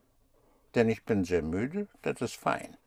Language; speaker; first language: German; non-native, fluent; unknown